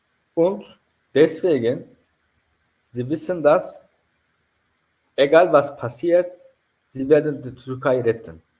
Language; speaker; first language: German; non-native, fluent; Turkish